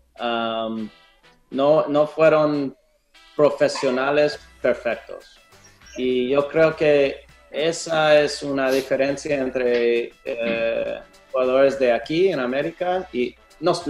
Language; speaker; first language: Spanish; non-native, fluent; English